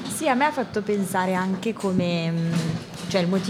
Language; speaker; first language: Italian; native; Italian